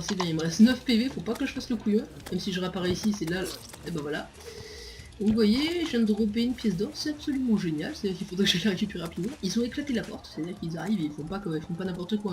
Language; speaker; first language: French; native; French